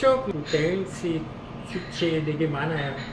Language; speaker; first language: Korean; non-native, learner; Portuguese